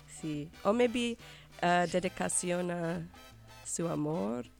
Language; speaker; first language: Spanish; non-native, learner; English